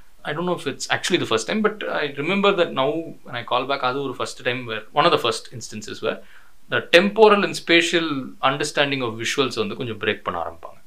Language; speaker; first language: English; non-native, local second language; Tamil